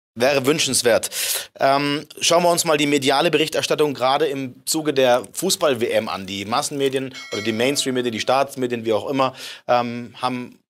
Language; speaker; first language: German; native; German